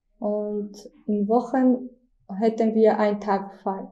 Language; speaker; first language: German; non-native, learner; Georgian